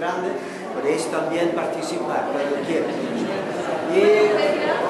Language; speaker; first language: Spanish; non-native, learner; Dutch